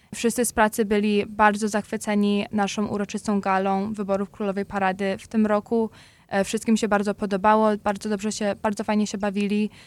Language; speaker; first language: Polish; early bilingual, heritage; Polish